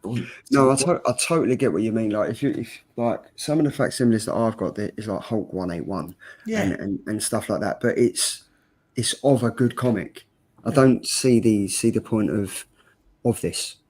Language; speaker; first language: English; native; English